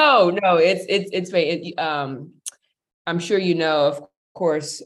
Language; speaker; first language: English; native; English